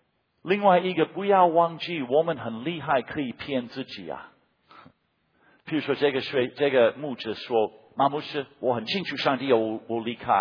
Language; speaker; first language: Chinese; non-native, fluent; English